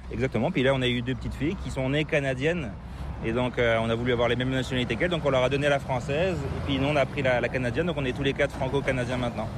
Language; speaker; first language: French; native; French